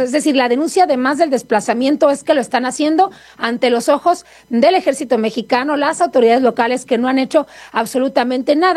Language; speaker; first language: Spanish; native; Spanish